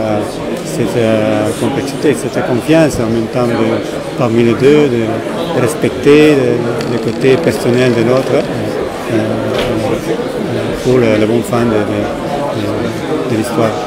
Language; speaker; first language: French; non-native, fluent; Spanish